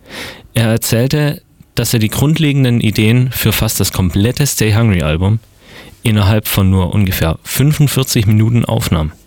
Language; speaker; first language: German; native; German